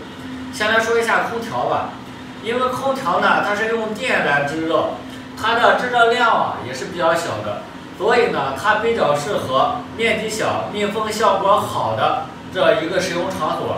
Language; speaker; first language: Chinese; native; Chinese